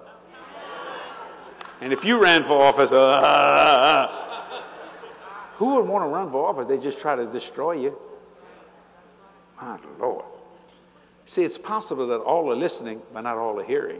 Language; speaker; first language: English; native; English